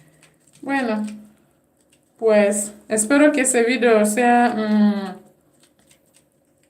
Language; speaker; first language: Spanish; non-native, fluent; English